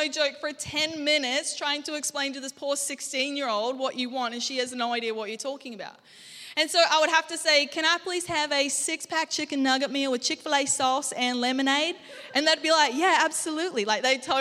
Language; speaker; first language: English; native; English